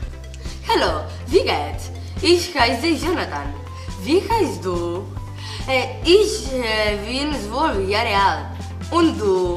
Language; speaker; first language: German; non-native, learner; Catalan